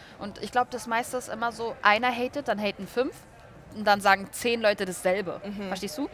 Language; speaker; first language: German; native; German